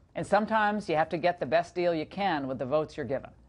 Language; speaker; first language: English; native; English